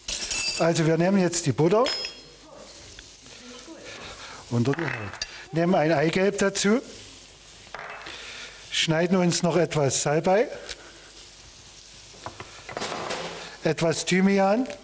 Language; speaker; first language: German; native; German